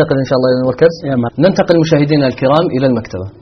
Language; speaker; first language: Arabic; native; Arabic